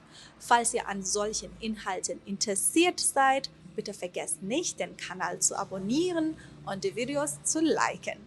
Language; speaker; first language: German; non-native, fluent; Persian